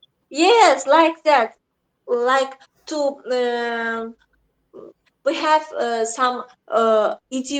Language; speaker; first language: English; non-native, learner; Azerbaijani